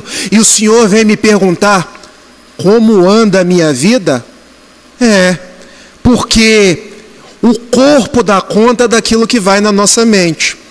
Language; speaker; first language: Portuguese; native; Portuguese